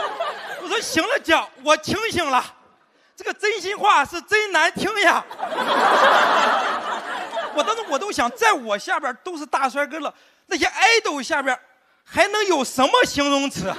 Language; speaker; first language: Chinese; native; Chinese